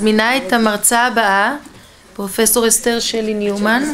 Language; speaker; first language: Hebrew; native; Hebrew